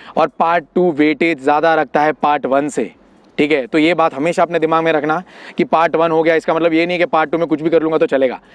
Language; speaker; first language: Hindi; non-native, local second language; Gujarati